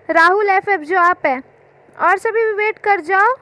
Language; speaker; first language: Hindi; non-native, local second language; Bangla